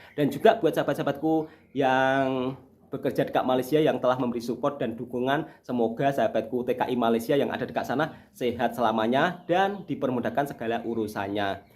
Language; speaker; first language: Indonesian; native; Indonesian